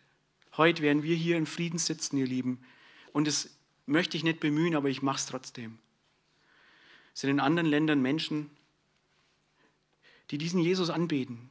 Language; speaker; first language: German; native; German